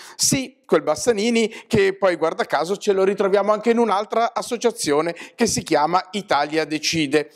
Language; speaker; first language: Italian; native; Italian